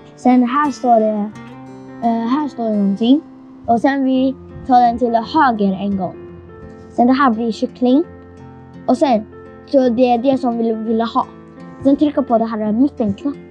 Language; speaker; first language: Swedish; non-native, learner; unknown